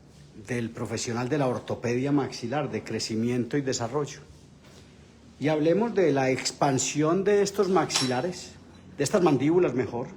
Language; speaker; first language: Spanish; native; Spanish